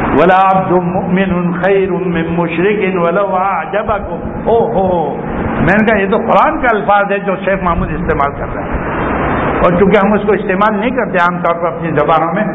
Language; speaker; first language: Urdu; non-native, local second language; Gujarati